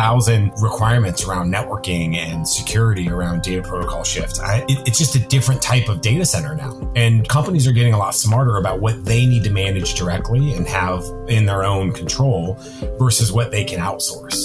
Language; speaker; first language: English; native; English